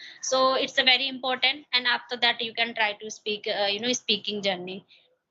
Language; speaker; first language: English; non-native, learner; Hindi